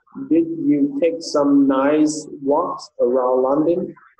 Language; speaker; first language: English; non-native, fluent; Vietnamese